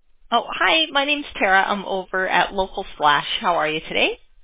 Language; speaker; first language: English; native; English